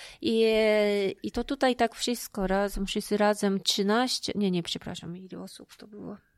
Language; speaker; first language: Polish; non-native, fluent; Japanese